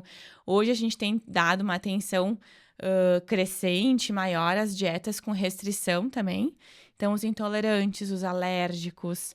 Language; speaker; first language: Portuguese; native; Portuguese